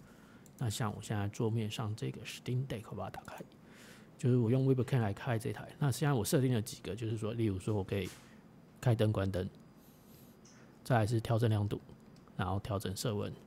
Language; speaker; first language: Chinese; native; Chinese